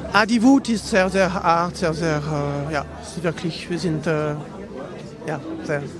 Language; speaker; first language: German; non-native, local second language; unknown